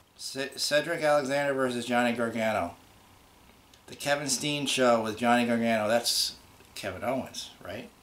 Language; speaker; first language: English; native; English